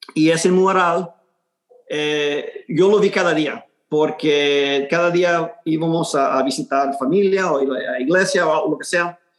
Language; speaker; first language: Spanish; early bilingual, heritage; Spanish